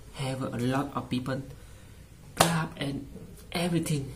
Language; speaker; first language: English; non-native, learner; Vietnamese